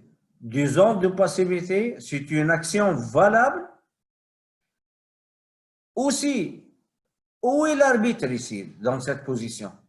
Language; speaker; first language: French; non-native, fluent; Arabic